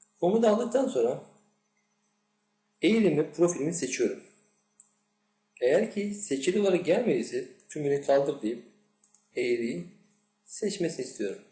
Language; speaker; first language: Turkish; native; Turkish